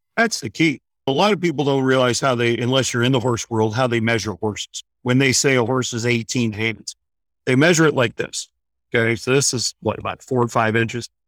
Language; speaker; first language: English; native; English